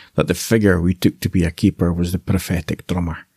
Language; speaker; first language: English; native; English